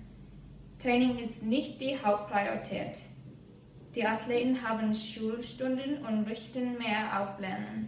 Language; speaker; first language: German; non-native, learner; English